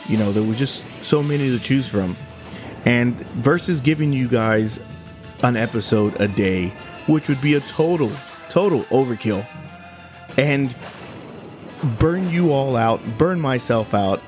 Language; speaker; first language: English; native; English